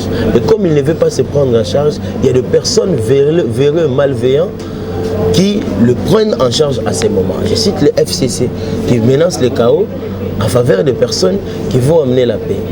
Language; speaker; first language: French; non-native, local second language; Lingala